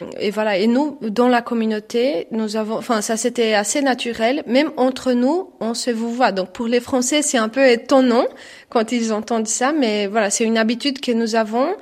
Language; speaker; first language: French; non-native, fluent; Portuguese